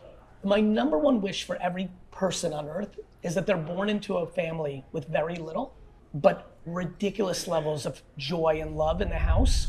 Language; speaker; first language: English; early bilingual, other home language; Russian